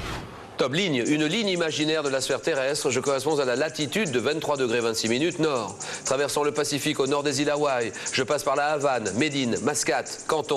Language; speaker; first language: French; native; French